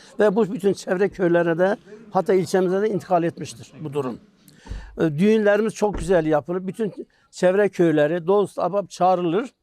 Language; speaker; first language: Turkish; non-native, local second language; Kurdish